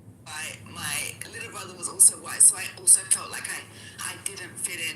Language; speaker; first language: English; native; English